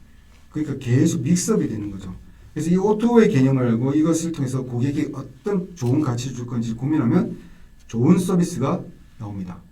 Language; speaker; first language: Korean; native; Korean